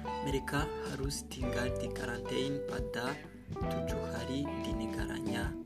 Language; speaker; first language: Indonesian; non-native, learner; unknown